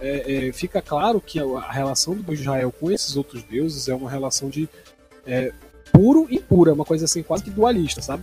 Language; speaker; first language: Portuguese; native; Portuguese